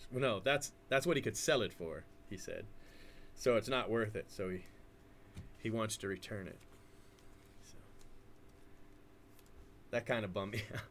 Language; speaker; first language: English; native; English